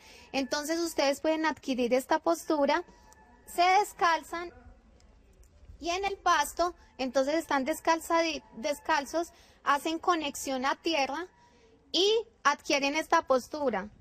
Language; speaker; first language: Spanish; native; Spanish